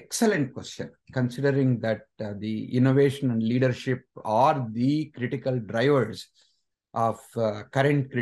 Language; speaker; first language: English; non-native, local second language; Telugu